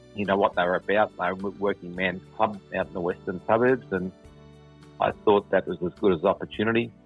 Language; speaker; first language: English; native; English